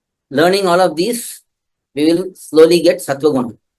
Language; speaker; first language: English; non-native, local second language; Tamil